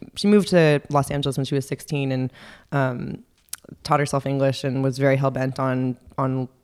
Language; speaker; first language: English; native; English